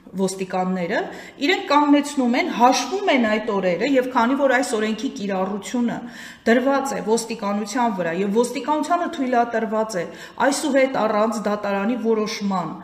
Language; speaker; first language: Armenian; native; Armenian